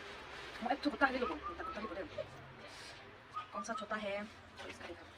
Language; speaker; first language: Hindi; non-native, local second language; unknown